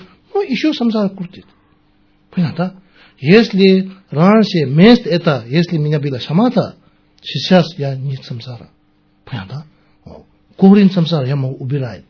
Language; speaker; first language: Russian; non-native, learner; Tibetan